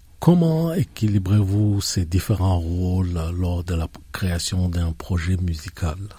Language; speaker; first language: French; native; French